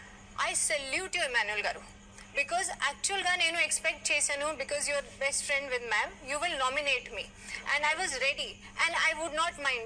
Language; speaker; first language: Telugu; non-native, learner; Hindi